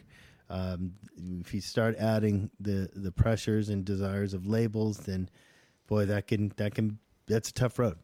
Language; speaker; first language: English; native; English